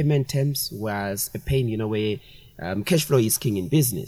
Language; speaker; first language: English; non-native, local second language; Tswana